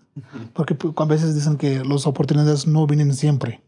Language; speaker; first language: Spanish; non-native, learner; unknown